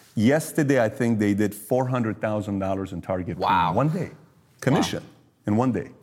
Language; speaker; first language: English; early bilingual, other home language; Persian